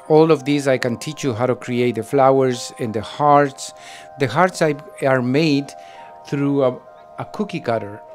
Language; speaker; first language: English; non-native, fluent; Spanish